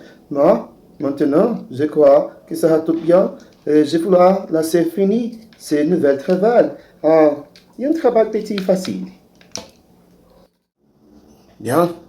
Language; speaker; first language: French; non-native, learner; Portuguese